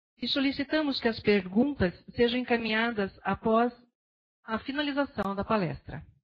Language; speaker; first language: Portuguese; native; Portuguese